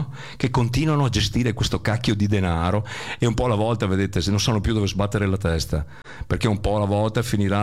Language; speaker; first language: Italian; native; Italian